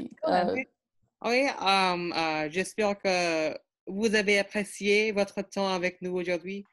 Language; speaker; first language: French; non-native, learner; English